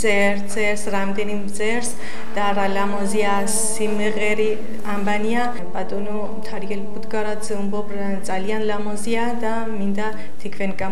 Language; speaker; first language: Georgian; non-native, learner; Persian